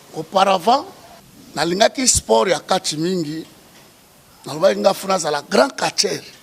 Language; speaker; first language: Lingala; native; Lingala